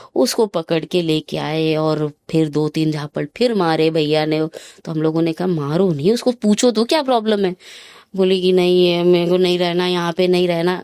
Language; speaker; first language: Hindi; native; Hindi